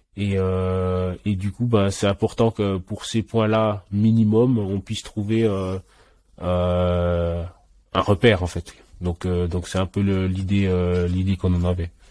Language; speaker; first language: French; early bilingual, other home language; Haitian Creole